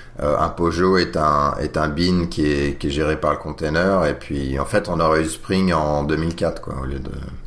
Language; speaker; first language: French; native; French